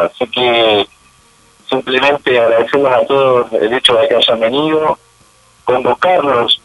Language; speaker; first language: Spanish; native; Spanish